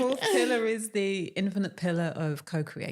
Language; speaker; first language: English; native; English